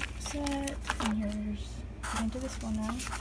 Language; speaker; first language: English; native; English